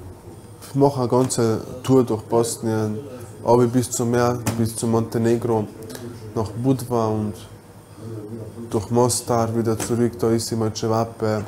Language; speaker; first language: German; early bilingual, other home language; Bosnian